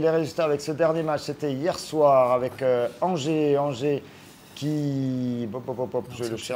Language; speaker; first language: French; native; French